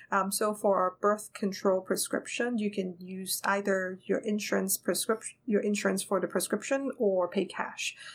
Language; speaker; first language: English; non-native, local second language; Cantonese